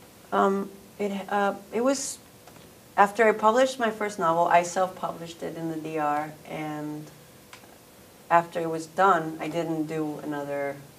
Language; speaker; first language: English; early bilingual, other home language; Spanish